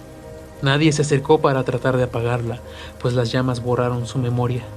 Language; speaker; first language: Spanish; native; Spanish